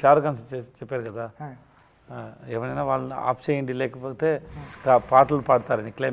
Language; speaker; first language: Telugu; non-native, learner; Tamil